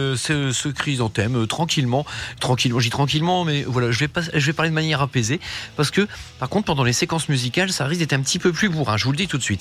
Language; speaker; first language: French; native; French